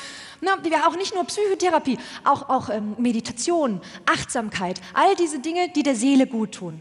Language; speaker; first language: German; native; German